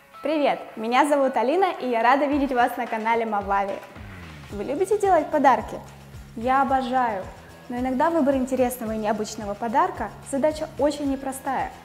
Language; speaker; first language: Russian; native; Russian